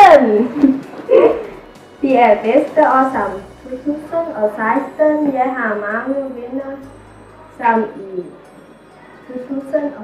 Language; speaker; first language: Danish; non-native, learner; Thai